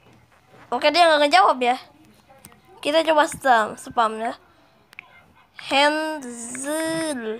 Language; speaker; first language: Indonesian; native; Indonesian